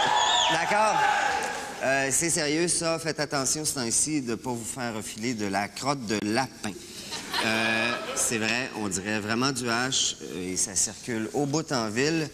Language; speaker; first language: French; native; French